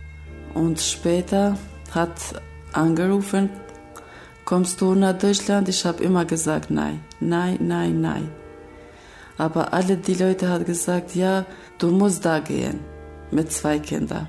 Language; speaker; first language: German; non-native, learner; Albanian